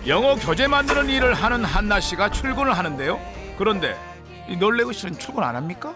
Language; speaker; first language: Korean; native; Korean